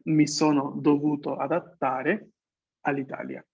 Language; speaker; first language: Italian; non-native, fluent; Spanish